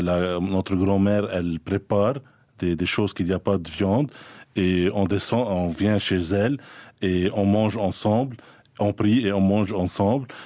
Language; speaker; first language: French; non-native, fluent; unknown